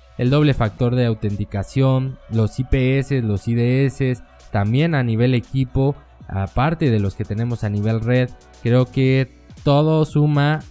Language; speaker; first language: Spanish; native; Spanish